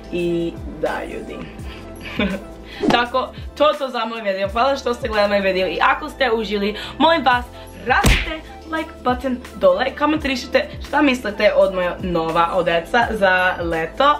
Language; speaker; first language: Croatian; non-native, learner; English